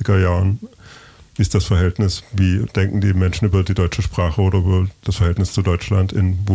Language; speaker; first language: German; native; German